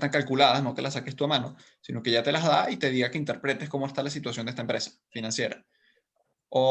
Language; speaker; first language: Spanish; native; Spanish